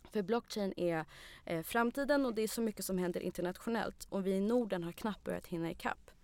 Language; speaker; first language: Swedish; early bilingual, other home language; Arabic